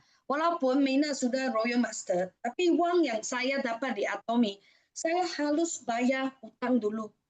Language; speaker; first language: Indonesian; non-native, fluent; Malay